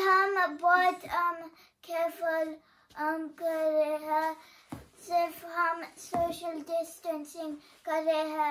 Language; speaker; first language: Hindi; early bilingual, heritage; Hindi